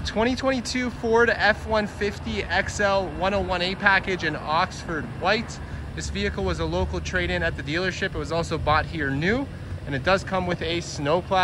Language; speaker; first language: English; native; English